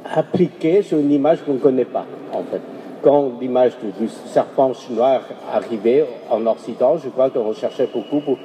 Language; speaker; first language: French; non-native, fluent; Chinese